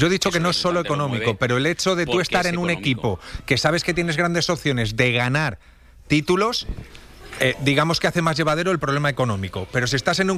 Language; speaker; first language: Spanish; native; Spanish